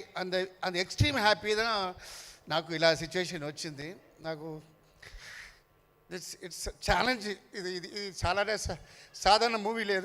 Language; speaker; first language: Telugu; non-native, fluent; Tamil